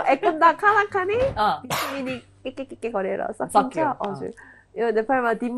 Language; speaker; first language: Nepali; non-native, learner; Korean